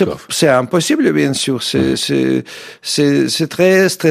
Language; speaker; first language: French; non-native, fluent; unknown